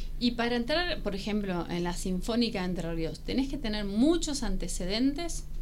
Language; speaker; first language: Spanish; native; Spanish